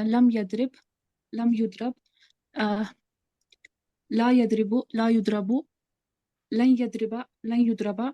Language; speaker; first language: Arabic; non-native, learner; Urdu